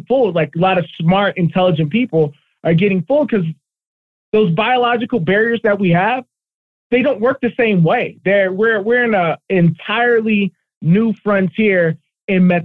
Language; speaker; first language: English; native; English